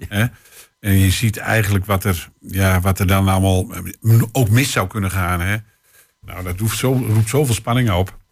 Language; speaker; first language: Dutch; native; Dutch